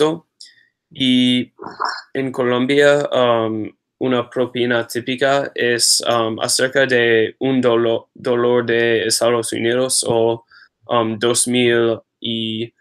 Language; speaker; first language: Spanish; non-native, learner; English